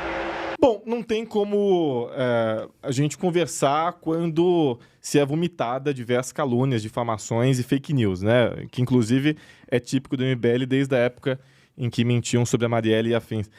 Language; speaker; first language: Portuguese; native; Portuguese